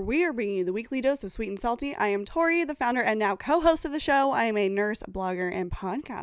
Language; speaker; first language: English; native; English